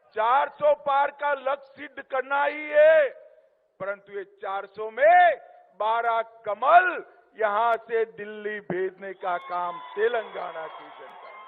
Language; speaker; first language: Hindi; non-native, local second language; Gujarati